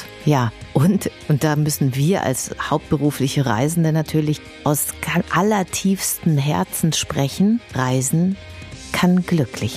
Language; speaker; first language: German; native; German